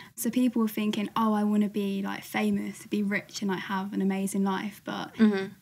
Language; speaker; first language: English; native; English